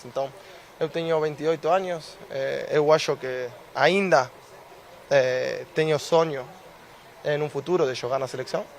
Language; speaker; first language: Portuguese; non-native, fluent; Spanish